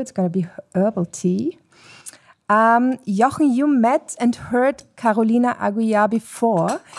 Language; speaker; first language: English; non-native, fluent; German